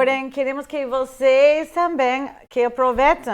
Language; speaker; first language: Portuguese; non-native, fluent; English